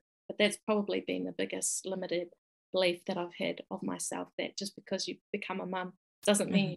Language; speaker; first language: English; native; English